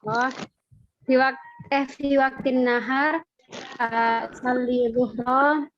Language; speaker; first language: Arabic; non-native, learner; Indonesian